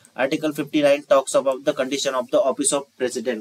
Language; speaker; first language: Hindi; non-native, local second language; Marathi